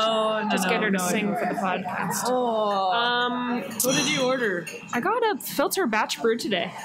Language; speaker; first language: English; native; English